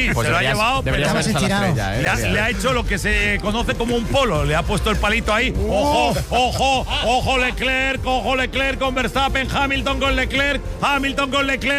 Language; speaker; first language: Spanish; native; Spanish